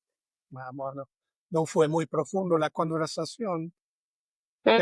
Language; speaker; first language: Spanish; non-native, fluent; German